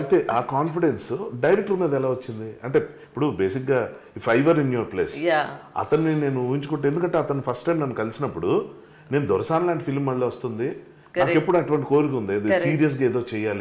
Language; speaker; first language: Telugu; native; Telugu